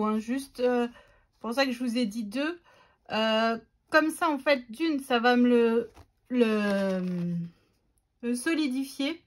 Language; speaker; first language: French; native; French